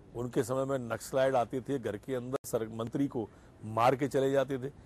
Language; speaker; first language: Hindi; native; Hindi